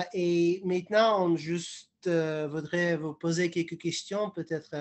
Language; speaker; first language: French; non-native, fluent; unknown